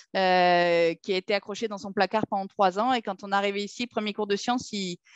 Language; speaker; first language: French; native; French